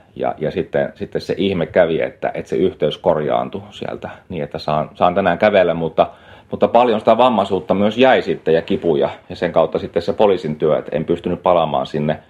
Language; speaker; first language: Finnish; native; Finnish